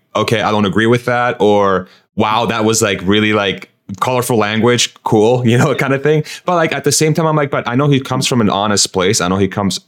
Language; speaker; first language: English; early bilingual, other home language; Persian